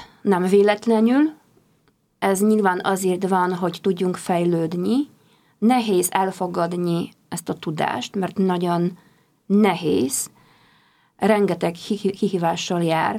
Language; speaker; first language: Hungarian; non-native, fluent; Polish